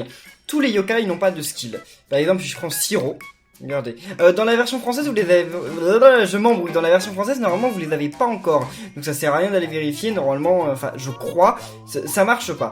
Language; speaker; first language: French; native; French